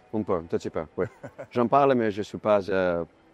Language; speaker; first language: French; non-native, learner; Spanish